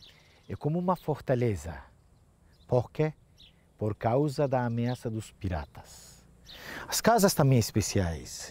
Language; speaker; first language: Portuguese; non-native, fluent; Turkish